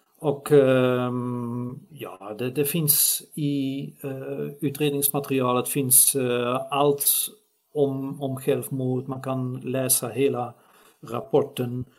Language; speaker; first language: Swedish; non-native, fluent; Dutch